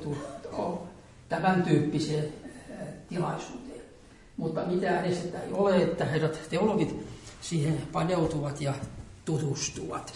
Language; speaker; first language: Finnish; native; Finnish